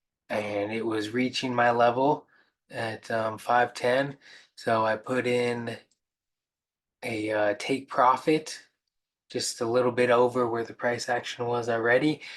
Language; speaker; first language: English; native; English